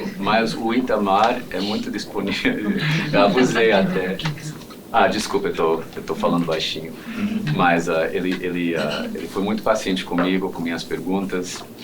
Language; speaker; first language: Portuguese; non-native, fluent; English